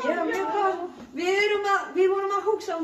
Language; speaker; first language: Icelandic; non-native, learner; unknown